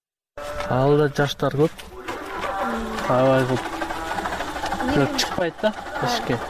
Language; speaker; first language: Kyrgyz; non-native, local second language; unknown